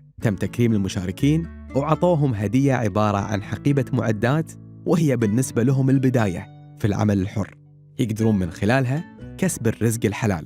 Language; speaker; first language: Arabic; native; Arabic